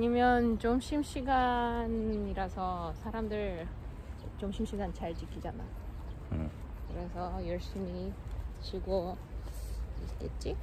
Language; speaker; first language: Korean; non-native, fluent; Russian